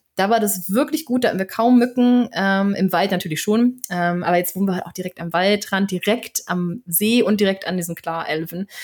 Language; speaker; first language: German; native; German